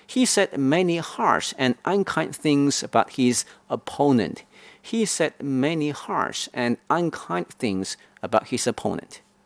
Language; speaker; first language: English; non-native, fluent; Chinese